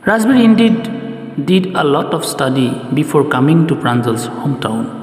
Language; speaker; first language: English; non-native, local second language; Assamese